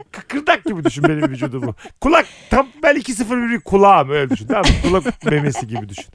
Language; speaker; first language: Turkish; native; Turkish